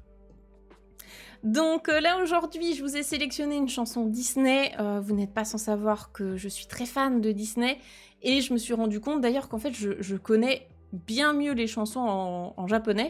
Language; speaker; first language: French; native; French